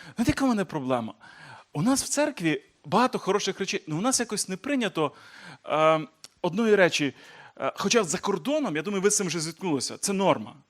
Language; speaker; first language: Ukrainian; native; Ukrainian